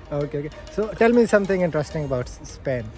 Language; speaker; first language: English; non-native, local second language; Urdu